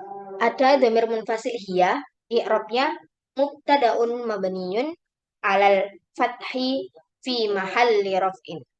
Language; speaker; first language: Arabic; non-native, learner; Indonesian